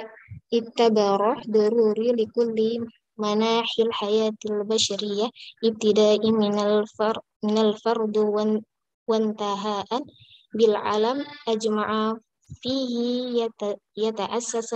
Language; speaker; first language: Arabic; non-native, learner; Indonesian